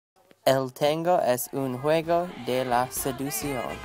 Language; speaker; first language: Spanish; non-native, learner; English